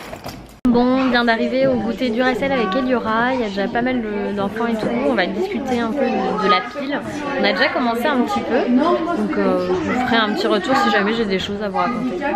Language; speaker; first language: French; native; French